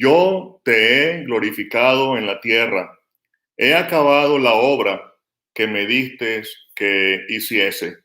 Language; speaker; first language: Spanish; native; Spanish